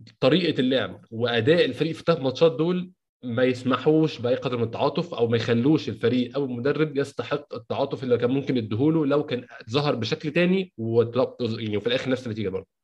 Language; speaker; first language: Arabic; native; Arabic